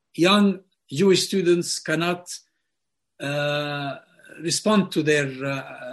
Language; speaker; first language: English; non-native, fluent; Arabic